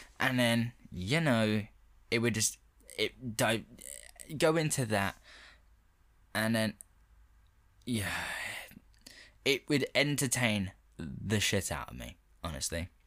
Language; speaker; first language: English; native; English